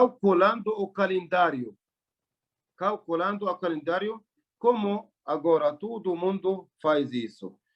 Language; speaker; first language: Portuguese; non-native, learner; Arabic